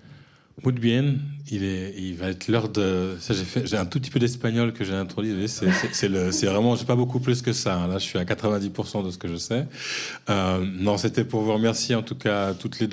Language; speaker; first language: French; native; French